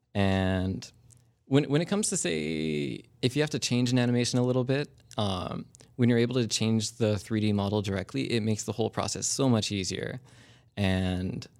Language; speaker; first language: English; native; English